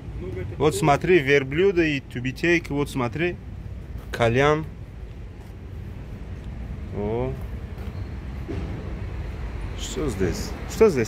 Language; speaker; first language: Russian; non-native, local second language; Tajik